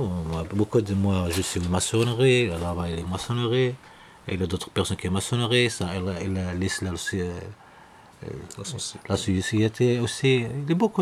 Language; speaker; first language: French; non-native, learner; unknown